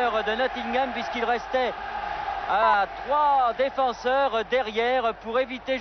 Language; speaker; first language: French; native; French